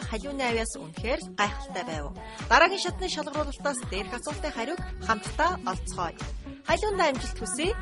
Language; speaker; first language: Mongolian; native; Mongolian